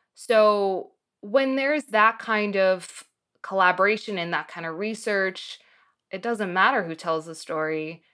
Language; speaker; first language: English; early bilingual, other home language; Arabic